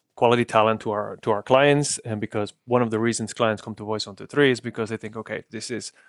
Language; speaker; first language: English; non-native, fluent; Dutch